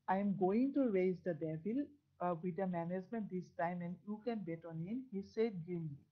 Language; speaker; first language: English; non-native, local second language; Assamese